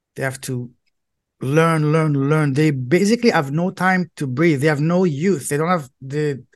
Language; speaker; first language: English; non-native, fluent; French